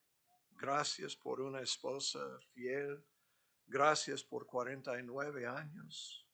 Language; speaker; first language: Spanish; non-native, fluent; English